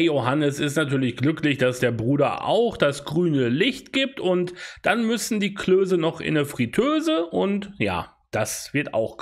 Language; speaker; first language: German; native; German